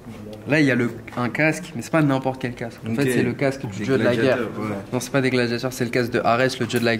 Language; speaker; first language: French; native; French